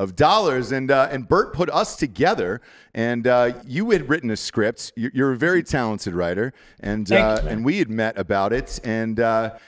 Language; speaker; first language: English; native; English